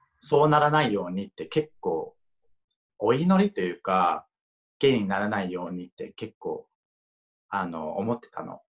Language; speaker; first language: Japanese; non-native, fluent; English